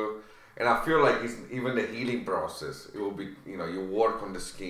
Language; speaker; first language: English; non-native, fluent; Italian